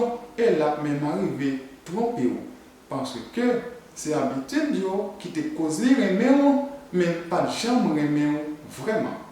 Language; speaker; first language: French; non-native, learner; Haitian Creole